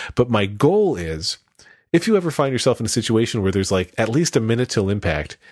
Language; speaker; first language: English; native; English